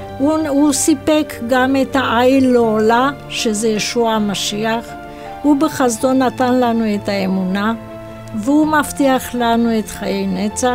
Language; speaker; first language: Hebrew; non-native, fluent; Romanian